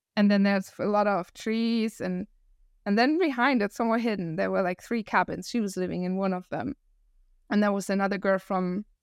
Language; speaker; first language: English; non-native, fluent; German